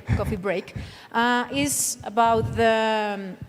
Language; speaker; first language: English; non-native, learner; Spanish